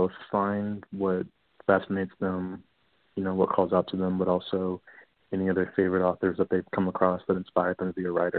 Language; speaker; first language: English; native; English